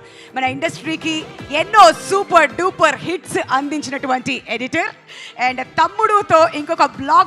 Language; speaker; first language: Telugu; native; Telugu